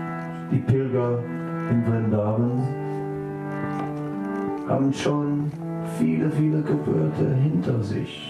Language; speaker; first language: German; non-native, fluent; Dutch